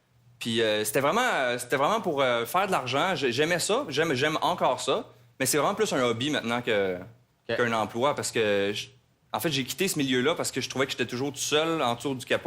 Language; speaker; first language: French; native; French